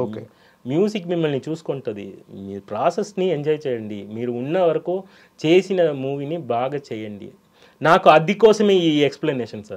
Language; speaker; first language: Telugu; non-native, local second language; Tamil